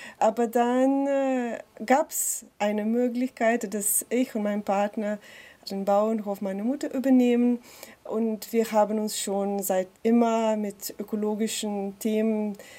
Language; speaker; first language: German; non-native, learner; Slovenian